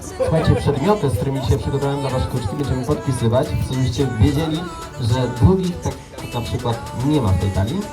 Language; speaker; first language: Polish; native; Polish